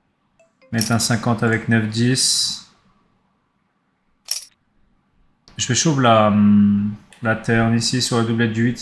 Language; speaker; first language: French; native; French